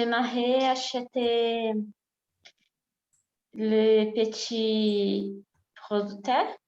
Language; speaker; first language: French; non-native, learner; Portuguese